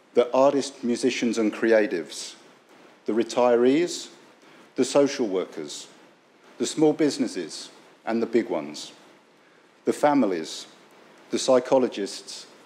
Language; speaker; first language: English; native; English